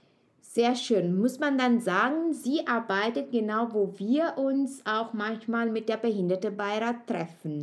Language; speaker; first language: German; non-native, fluent; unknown